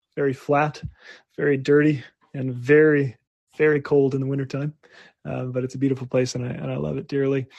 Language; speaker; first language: English; native; English